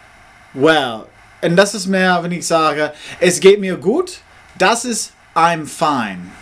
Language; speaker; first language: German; non-native, learner; English